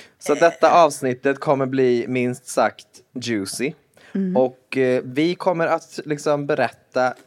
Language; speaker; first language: Swedish; native; Swedish